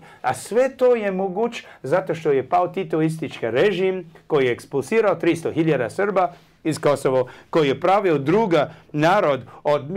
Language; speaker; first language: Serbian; early bilingual, heritage; English